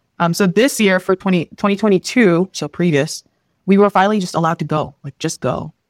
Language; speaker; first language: English; early bilingual, other home language; Filipino